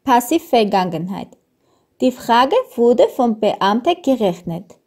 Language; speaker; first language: German; non-native, fluent; Armenian